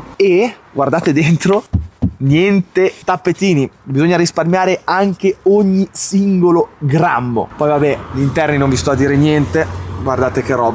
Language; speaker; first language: Italian; native; Italian